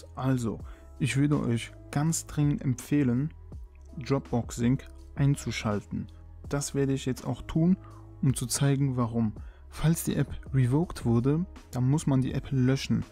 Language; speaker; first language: German; native; German